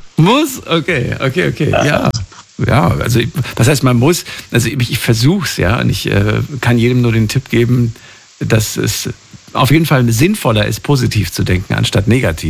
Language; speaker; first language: German; native; German